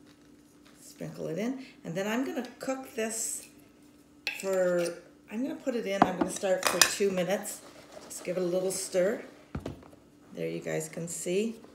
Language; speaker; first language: English; native; English